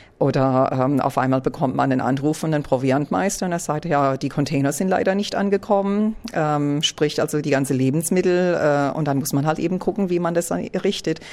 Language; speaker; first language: German; early bilingual, heritage; English